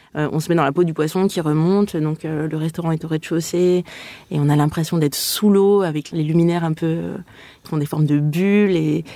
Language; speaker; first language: French; native; French